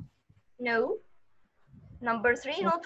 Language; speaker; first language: English; non-native, fluent; Arabic